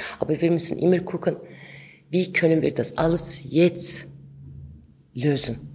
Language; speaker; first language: German; non-native, fluent; Turkish